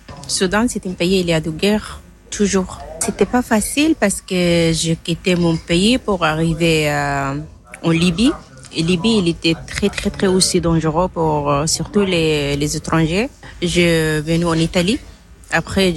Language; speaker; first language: French; non-native, learner; Arabic